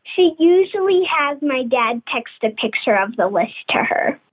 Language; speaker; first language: English; native; English